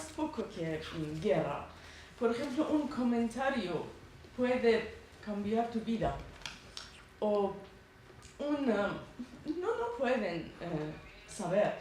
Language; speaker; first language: Spanish; non-native, learner; Persian